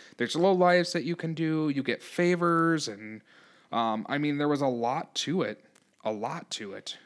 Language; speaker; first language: English; native; English